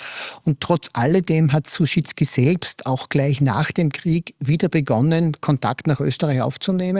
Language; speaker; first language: German; native; German